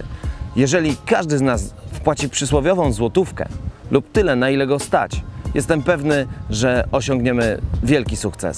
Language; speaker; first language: Polish; native; Polish